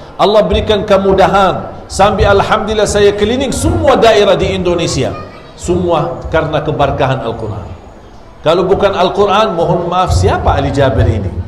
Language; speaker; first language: Indonesian; non-native, fluent; Arabic